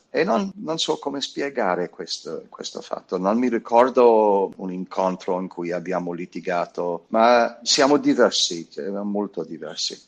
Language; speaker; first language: Italian; non-native, fluent; English